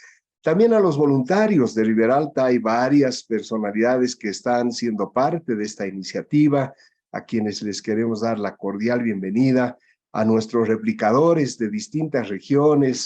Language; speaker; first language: Spanish; native; Spanish